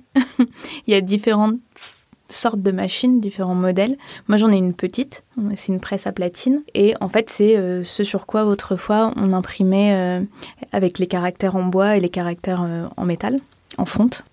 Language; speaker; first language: French; native; French